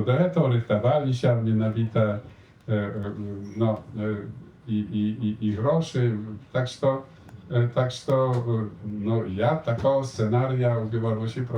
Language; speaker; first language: Polish; non-native, learner; Belarusian